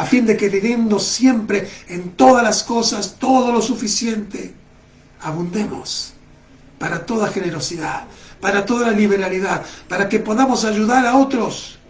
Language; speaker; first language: Spanish; native; Spanish